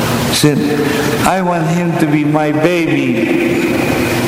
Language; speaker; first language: English; native; English